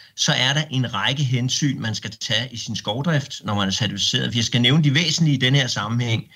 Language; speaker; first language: Danish; native; Danish